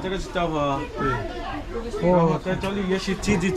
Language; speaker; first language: Chinese; non-native, learner; Bangla